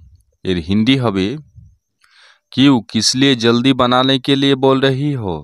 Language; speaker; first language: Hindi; non-native, learner; Bangla